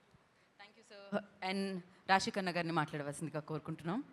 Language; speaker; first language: Telugu; native; Telugu